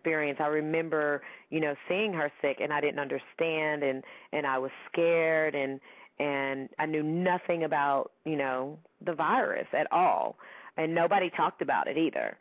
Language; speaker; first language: English; native; English